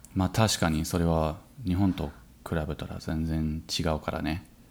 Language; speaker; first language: Japanese; non-native, fluent; English